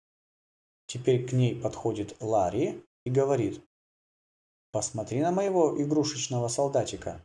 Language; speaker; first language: Russian; native; Russian